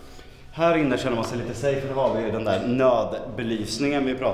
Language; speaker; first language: Swedish; native; Swedish